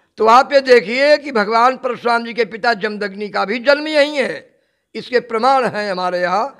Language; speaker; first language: Hindi; native; Hindi